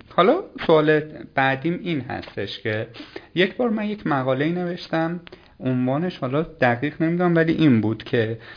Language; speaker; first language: Persian; native; Persian